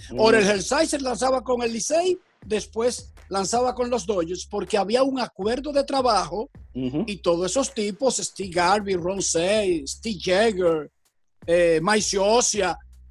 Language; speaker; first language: Spanish; native; Spanish